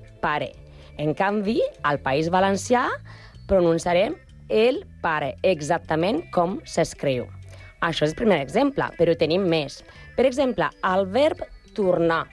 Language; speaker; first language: Catalan; native; Catalan